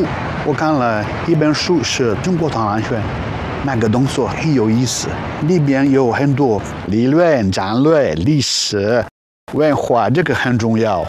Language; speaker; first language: Chinese; non-native, learner; Italian